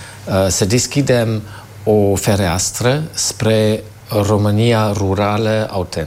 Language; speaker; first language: Romanian; non-native, fluent; German